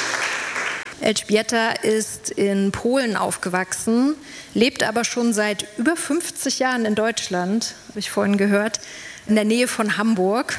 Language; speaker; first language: German; native; German